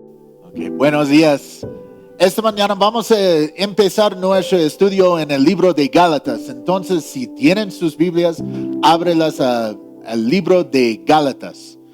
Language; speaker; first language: Spanish; non-native, fluent; English